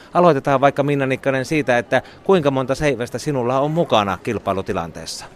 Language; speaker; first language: Finnish; native; Finnish